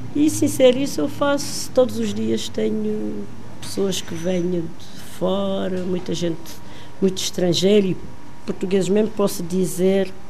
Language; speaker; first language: Portuguese; non-native, local second language; Kabuverdianu